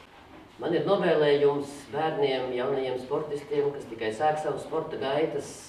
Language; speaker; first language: Latvian; native; Latvian